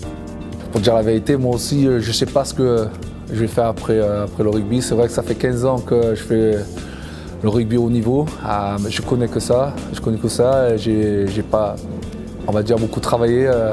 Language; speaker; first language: French; non-native, fluent; English